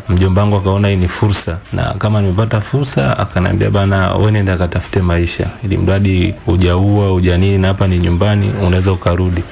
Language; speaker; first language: Swahili; non-native, local second language; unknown